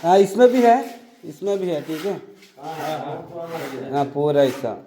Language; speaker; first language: Hindi; non-native, local second language; Malayalam